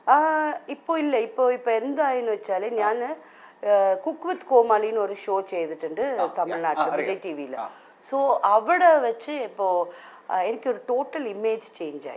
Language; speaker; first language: Malayalam; non-native, local second language; Tamil